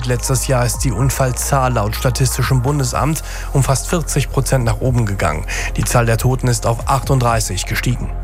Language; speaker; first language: German; native; German